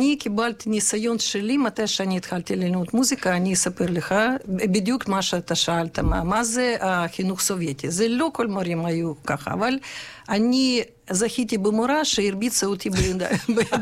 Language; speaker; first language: Hebrew; non-native, fluent; Ukrainian